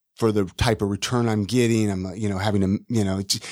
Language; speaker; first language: English; native; English